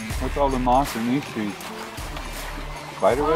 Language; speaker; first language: English; native; English